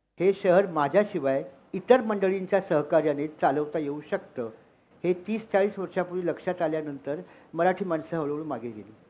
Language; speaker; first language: Marathi; native; Marathi